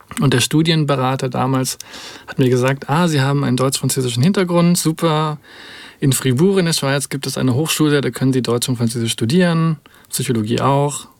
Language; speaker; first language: German; native; German